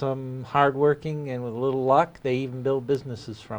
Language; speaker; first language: English; native; English